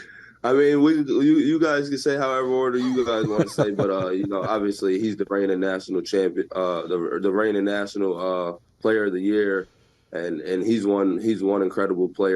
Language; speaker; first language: English; native; English